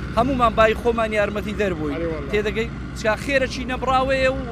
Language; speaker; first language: Central Kurdish; native; Central Kurdish